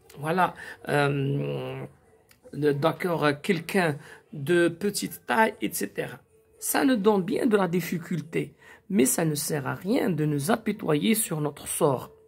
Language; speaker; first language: French; non-native, local second language; Arabic